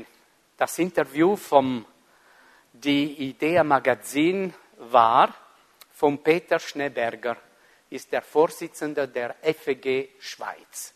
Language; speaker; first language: German; non-native, fluent; Italian